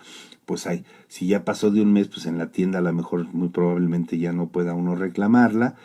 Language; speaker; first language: Spanish; native; Spanish